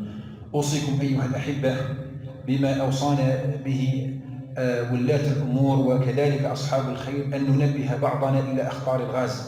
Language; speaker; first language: Arabic; native; Arabic